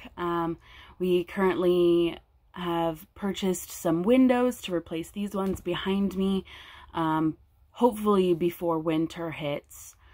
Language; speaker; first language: English; native; English